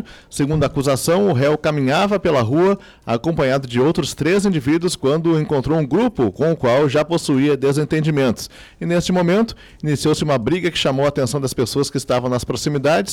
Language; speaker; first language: Portuguese; native; Portuguese